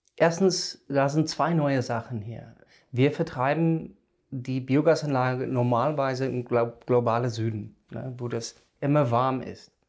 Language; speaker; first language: German; non-native, fluent; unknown